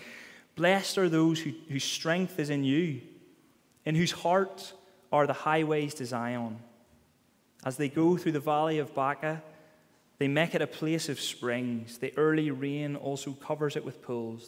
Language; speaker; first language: English; native; English